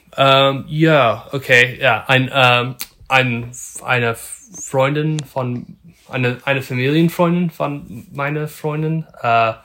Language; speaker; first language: German; non-native, learner; English